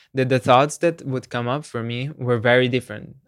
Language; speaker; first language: English; non-native, fluent; Slovenian